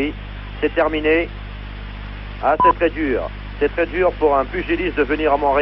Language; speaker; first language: French; native; French